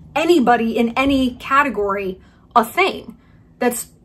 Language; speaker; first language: English; native; English